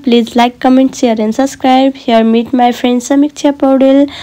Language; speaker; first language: English; non-native, local second language; Nepali